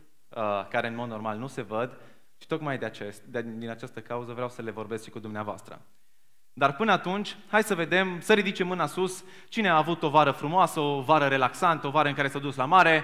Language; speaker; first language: Romanian; native; Romanian